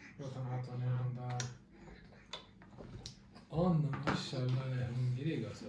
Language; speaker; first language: Swedish; early bilingual, other home language; Turkish